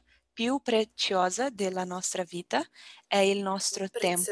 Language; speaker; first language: Italian; non-native, learner; Portuguese